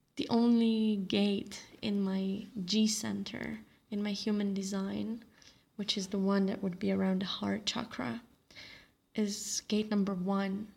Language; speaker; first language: English; non-native, fluent; Slovenian